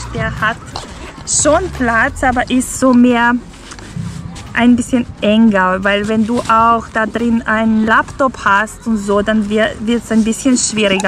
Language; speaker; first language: German; non-native, fluent; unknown